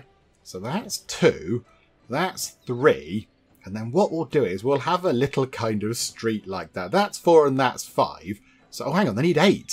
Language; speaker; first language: English; native; English